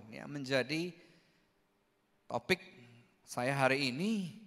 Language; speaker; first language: Indonesian; native; Indonesian